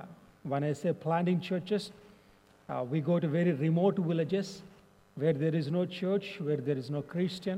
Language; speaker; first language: English; non-native, local second language; Telugu